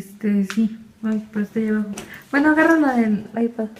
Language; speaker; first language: Spanish; native; Spanish